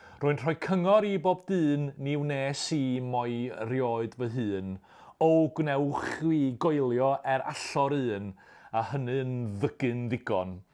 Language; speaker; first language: Welsh; native; Welsh